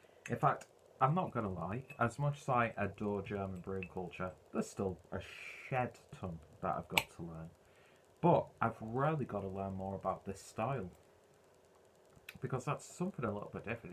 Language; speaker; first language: English; native; English